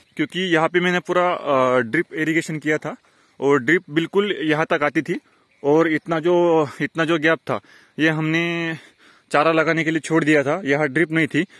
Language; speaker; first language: Hindi; non-native, local second language; Marathi